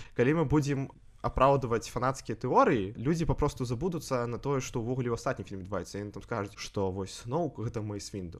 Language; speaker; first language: Belarusian; non-native, local second language; Russian